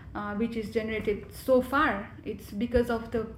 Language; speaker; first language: English; non-native, local second language; Nepali